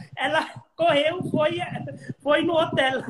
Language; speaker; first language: Portuguese; non-native, learner; Hindi